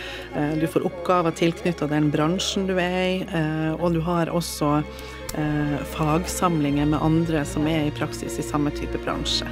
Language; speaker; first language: Norwegian; native; Norwegian